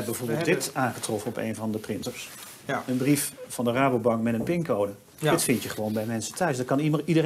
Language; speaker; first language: Dutch; native; Dutch